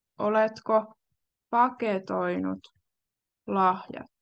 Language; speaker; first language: Finnish; native; Finnish